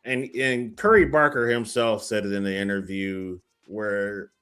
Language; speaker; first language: English; native; English